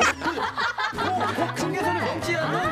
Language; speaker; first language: Korean; native; Korean